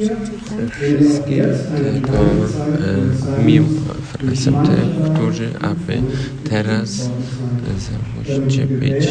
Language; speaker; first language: Polish; early bilingual, heritage; Polish